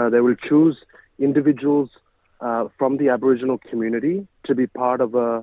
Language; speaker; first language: Malayalam; early bilingual, heritage; Malayalam